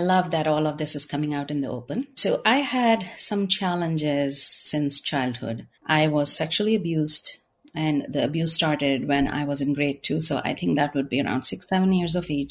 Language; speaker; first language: English; non-native, local second language; Hindi